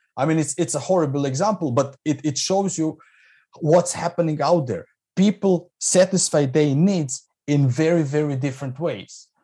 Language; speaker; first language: English; non-native, fluent; Croatian